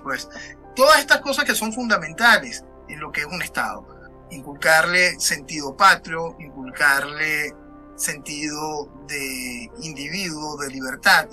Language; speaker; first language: Spanish; native; Spanish